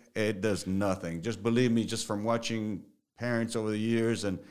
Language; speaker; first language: English; early bilingual, other home language; Spanish